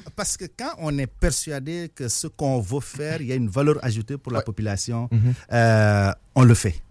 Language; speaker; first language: French; non-native, local second language; Wolof